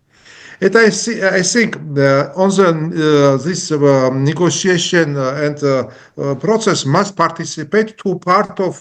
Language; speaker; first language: English; non-native, learner; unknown